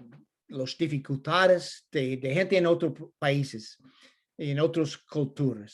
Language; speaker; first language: Spanish; non-native, learner; English